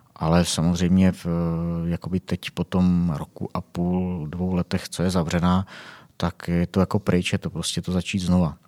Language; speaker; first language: Czech; native; Czech